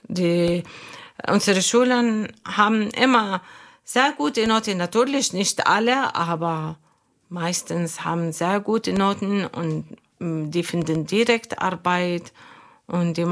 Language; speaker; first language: German; non-native, learner; Arabic